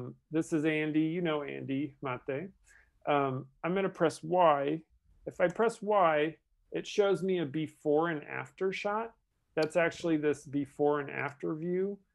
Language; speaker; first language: English; native; English